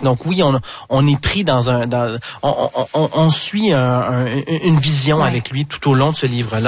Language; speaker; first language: French; native; French